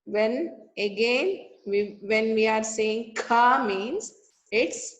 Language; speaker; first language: English; non-native, local second language; Kannada